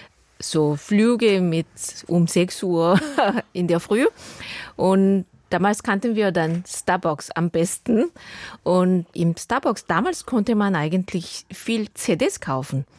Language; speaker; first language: German; non-native, fluent; Korean